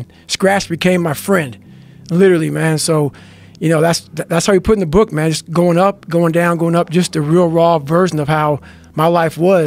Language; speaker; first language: English; native; English